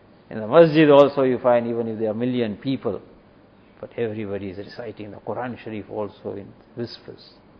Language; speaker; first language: English; native; English